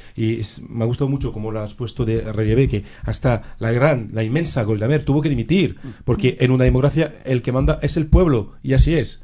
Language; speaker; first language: Spanish; non-native, fluent; French